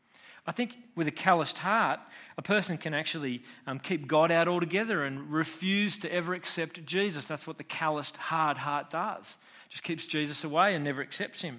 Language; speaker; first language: English; native; English